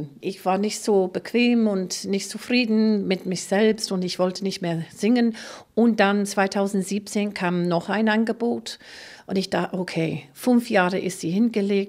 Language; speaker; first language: German; non-native, fluent; English